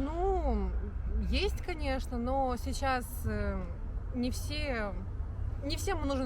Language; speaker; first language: Russian; native; Russian